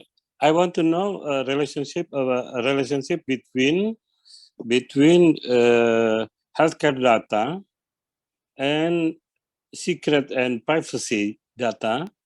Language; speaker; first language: English; non-native, learner; Indonesian